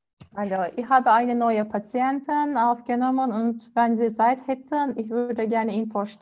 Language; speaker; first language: German; non-native, learner; Turkish